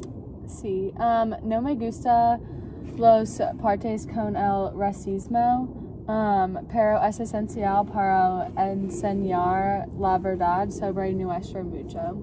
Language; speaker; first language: Spanish; non-native, learner; English